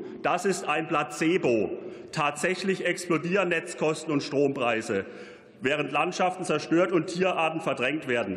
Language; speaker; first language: German; native; German